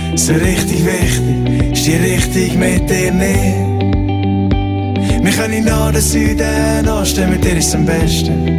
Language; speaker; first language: German; native; German